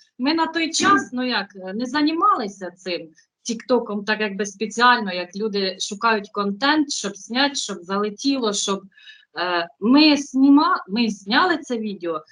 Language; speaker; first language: Ukrainian; native; Ukrainian